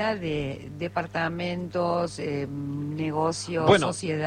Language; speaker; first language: Spanish; native; Spanish